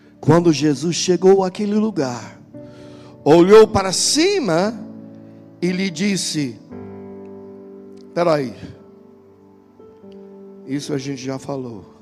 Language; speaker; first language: Portuguese; non-native, fluent; English